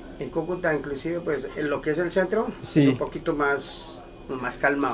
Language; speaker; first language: Spanish; native; Spanish